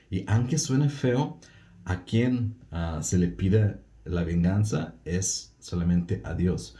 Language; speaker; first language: Spanish; non-native, fluent; Russian